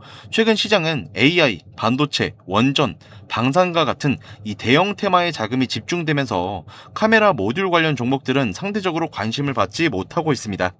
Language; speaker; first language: Korean; native; Korean